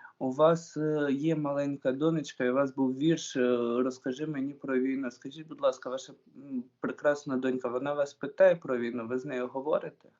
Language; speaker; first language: Ukrainian; native; Ukrainian